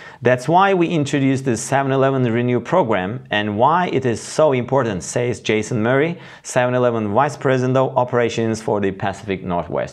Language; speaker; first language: English; non-native, fluent; Turkish